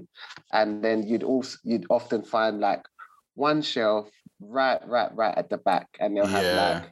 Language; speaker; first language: English; native; English